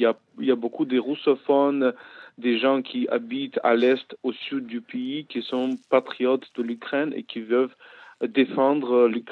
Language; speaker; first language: French; non-native, fluent; Ukrainian